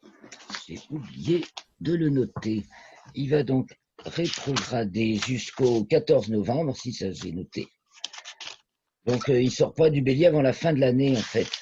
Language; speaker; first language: French; native; French